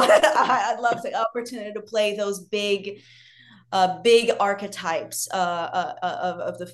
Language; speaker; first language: English; non-native, fluent; Portuguese